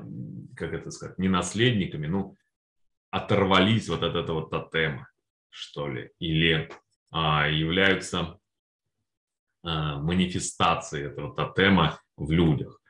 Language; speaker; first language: Russian; native; Russian